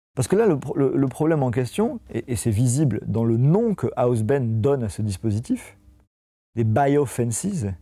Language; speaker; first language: French; native; French